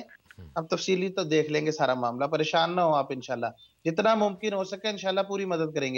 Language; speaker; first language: Urdu; native; Urdu